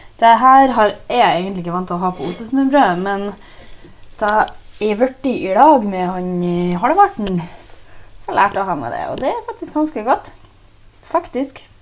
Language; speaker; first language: Norwegian; native; Norwegian